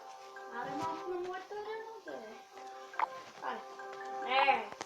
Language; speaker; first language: Bulgarian; native; Bulgarian